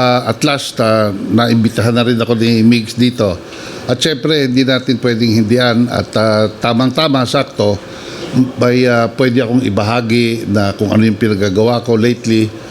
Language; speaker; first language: Filipino; native; Filipino